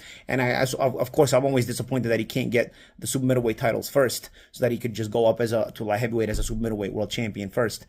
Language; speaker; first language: English; native; English